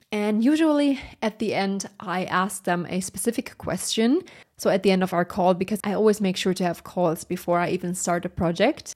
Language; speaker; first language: English; non-native, fluent; German